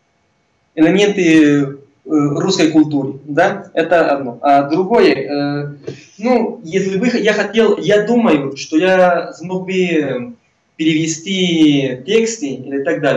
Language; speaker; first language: Russian; non-native, fluent; Spanish